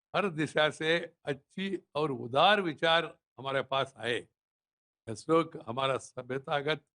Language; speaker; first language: Hindi; non-native, local second language; Telugu